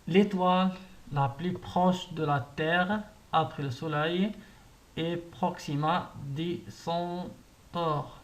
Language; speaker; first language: French; non-native, local second language; Arabic